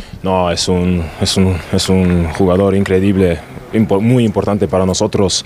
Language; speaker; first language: Spanish; non-native, learner; German